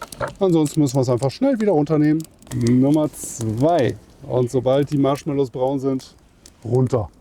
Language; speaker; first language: German; native; German